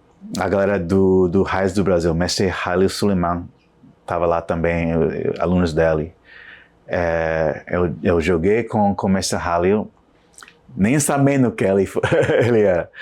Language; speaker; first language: Portuguese; non-native, learner; English